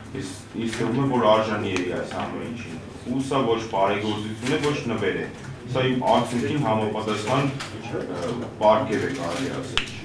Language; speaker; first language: Armenian; native; Armenian